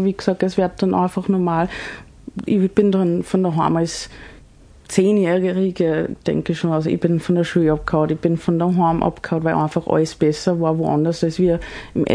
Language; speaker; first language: German; early bilingual, other home language; English